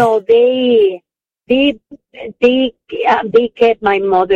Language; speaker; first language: English; non-native, fluent; Spanish